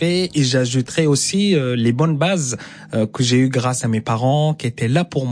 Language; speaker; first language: French; non-native, fluent; Arabic